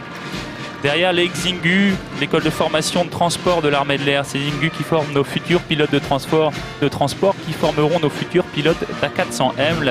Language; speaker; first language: French; native; French